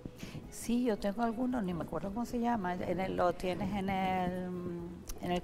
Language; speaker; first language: Spanish; native; Spanish